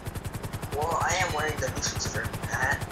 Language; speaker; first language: English; native; English